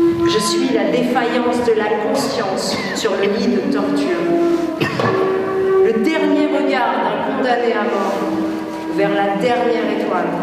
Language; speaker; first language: French; native; French